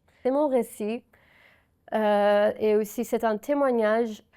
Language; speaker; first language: French; non-native, fluent; Persian